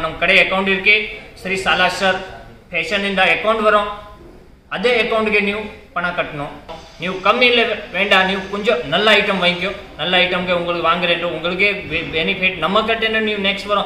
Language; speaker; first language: Tamil; non-native, learner; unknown